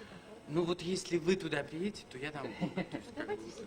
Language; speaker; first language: Russian; native; Russian